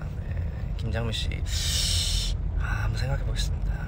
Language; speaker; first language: Korean; early bilingual, heritage; Korean